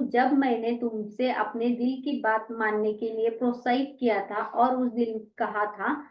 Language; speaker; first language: Hindi; non-native, local second language; Marathi